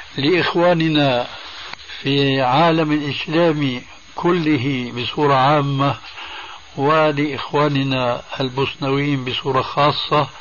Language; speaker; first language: Arabic; early bilingual, other home language; Albanian